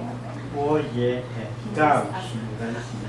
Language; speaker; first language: Chinese; non-native, learner; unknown